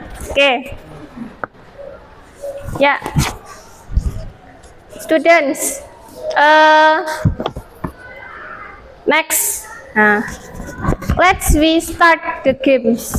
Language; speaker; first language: English; non-native, learner; Indonesian